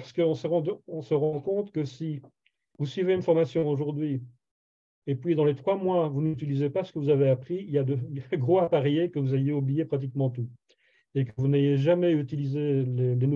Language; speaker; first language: French; native; French